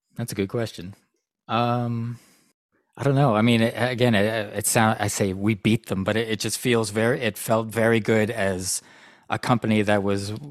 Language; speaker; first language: English; native; English